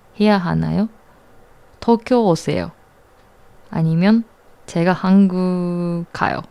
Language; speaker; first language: Korean; non-native, learner; Japanese